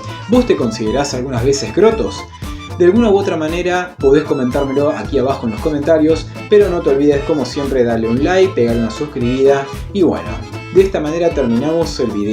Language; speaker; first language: Spanish; native; Spanish